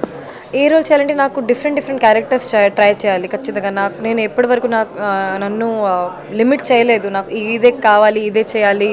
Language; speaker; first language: Telugu; non-native, fluent; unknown